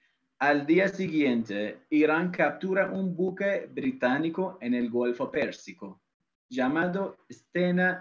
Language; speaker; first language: Spanish; non-native, fluent; Persian